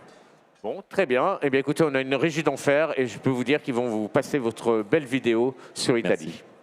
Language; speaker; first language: French; native; French